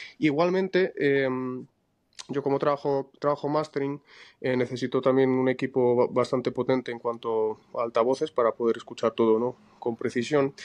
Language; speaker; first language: Spanish; non-native, fluent; Russian